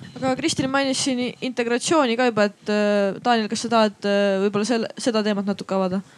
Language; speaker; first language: Estonian; native; Estonian